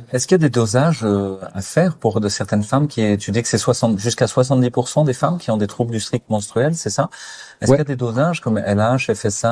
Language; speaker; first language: French; native; French